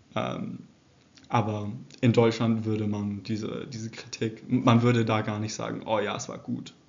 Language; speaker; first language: German; early bilingual, heritage; English